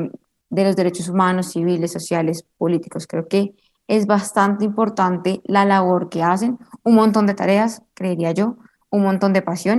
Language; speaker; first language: Spanish; native; Spanish